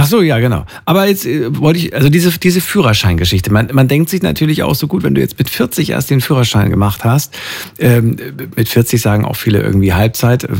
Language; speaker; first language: German; native; German